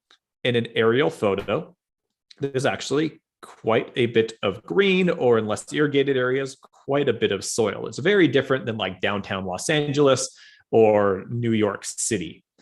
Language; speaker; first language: English; native; English